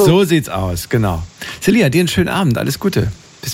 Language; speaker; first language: German; native; German